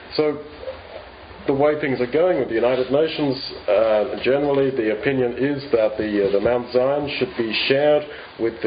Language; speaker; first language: English; native; English